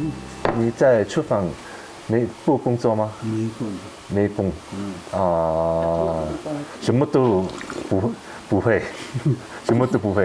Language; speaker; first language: Chinese; non-native, fluent; Korean